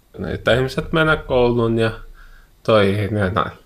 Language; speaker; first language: Finnish; non-native, learner; Arabic